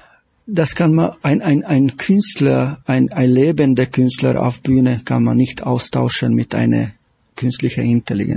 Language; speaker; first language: German; non-native, fluent; Slovak